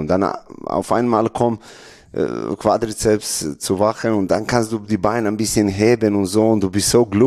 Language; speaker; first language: German; non-native, learner; Serbian